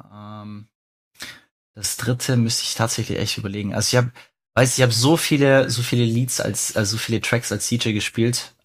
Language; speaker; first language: German; early bilingual, other home language; Russian